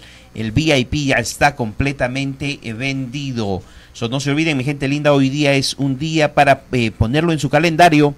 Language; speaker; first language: Spanish; native; Spanish